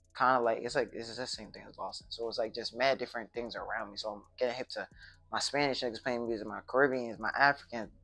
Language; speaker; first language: English; native; English